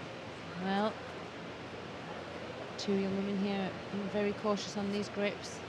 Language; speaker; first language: English; native; English